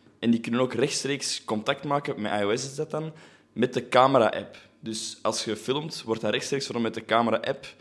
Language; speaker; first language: Dutch; native; Dutch